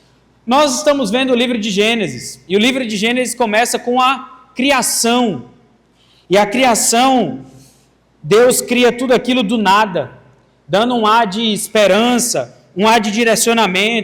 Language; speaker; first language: Portuguese; native; Portuguese